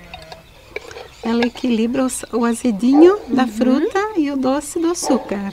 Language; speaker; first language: Portuguese; native; Portuguese